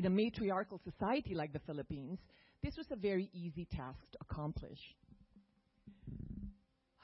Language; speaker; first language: English; non-native, local second language; Filipino